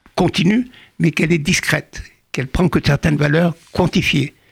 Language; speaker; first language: French; native; French